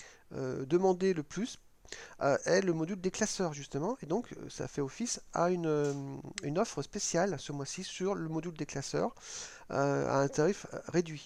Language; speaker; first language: French; native; French